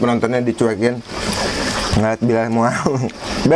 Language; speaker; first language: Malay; non-native, local second language; Sundanese